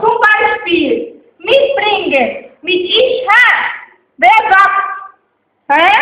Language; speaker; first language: German; non-native, learner; Arabic